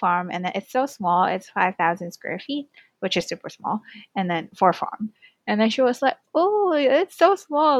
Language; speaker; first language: English; non-native, local second language; Cantonese